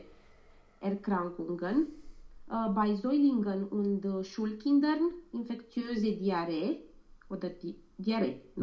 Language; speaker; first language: German; non-native, learner; Romanian